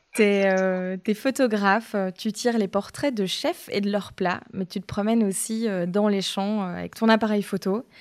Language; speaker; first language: French; native; French